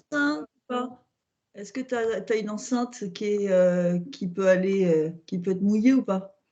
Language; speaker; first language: French; native; French